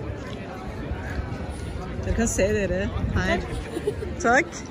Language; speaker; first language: Norwegian; non-native, learner; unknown